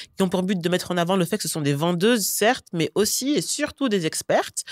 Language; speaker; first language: French; native; French